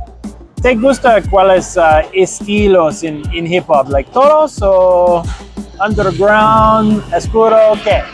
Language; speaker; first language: Spanish; non-native, learner; English